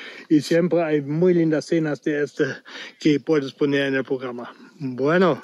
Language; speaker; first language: Spanish; non-native, learner; German